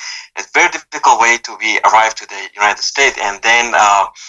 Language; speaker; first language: English; non-native, fluent; Persian